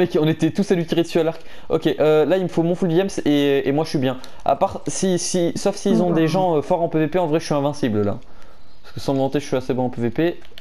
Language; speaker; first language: French; native; French